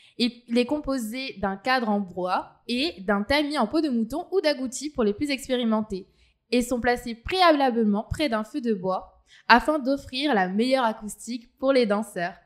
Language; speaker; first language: French; native; French